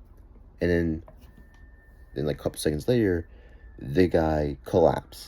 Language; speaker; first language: English; native; English